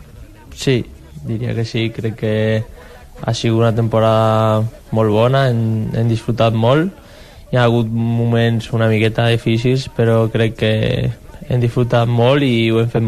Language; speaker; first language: Catalan; non-native, local second language; Spanish